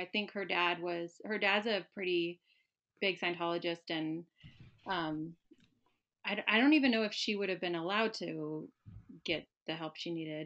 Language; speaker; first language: English; native; English